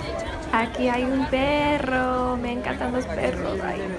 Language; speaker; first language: Spanish; non-native, fluent; English